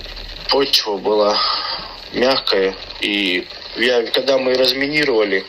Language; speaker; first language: Russian; native; Russian